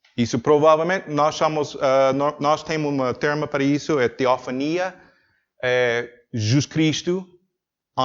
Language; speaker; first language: Portuguese; non-native, learner; English